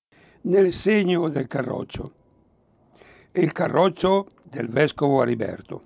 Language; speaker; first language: Italian; native; Italian